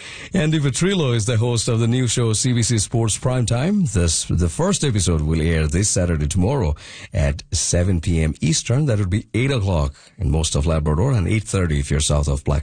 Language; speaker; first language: English; non-native, local second language; Bangla